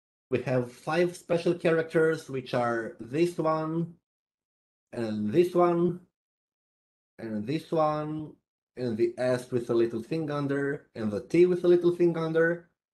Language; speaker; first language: English; non-native, fluent; Romanian